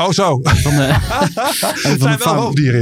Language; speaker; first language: Dutch; native; Dutch